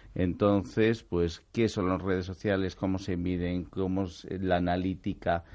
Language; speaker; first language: Spanish; native; Spanish